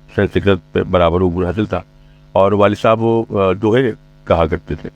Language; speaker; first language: Urdu; native; Urdu